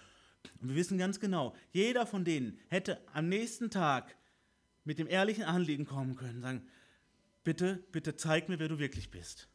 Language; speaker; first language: German; native; German